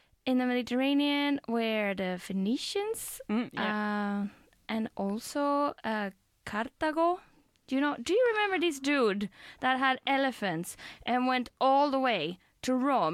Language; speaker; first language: English; non-native, fluent; Spanish